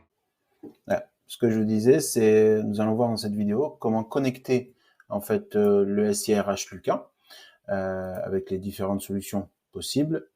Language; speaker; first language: French; native; French